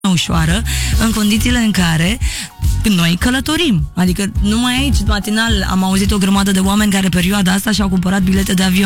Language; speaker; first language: Romanian; native; Romanian